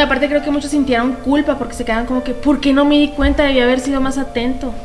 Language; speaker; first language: Spanish; native; Spanish